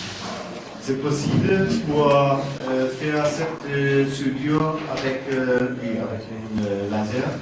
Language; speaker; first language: French; non-native, learner; German